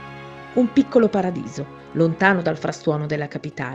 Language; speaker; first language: Italian; native; Italian